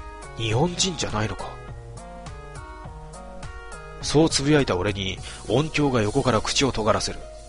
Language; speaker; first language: Japanese; native; Japanese